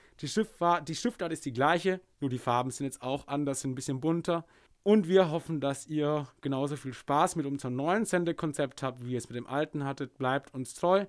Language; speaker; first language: German; native; German